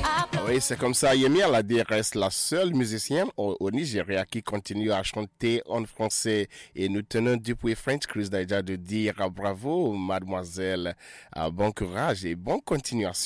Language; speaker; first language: French; non-native, fluent; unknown